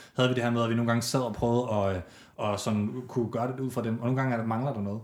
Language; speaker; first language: Danish; native; Danish